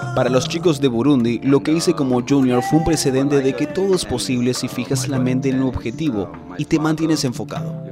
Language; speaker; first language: Spanish; non-native, fluent; Rundi